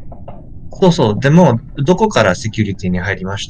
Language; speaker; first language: Japanese; non-native, learner; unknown